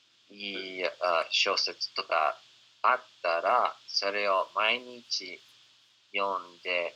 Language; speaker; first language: Japanese; non-native, fluent; English